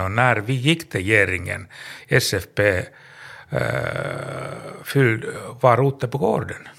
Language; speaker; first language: Swedish; non-native, learner; Finnish